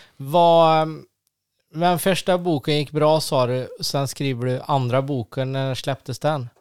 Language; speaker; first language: Swedish; native; Swedish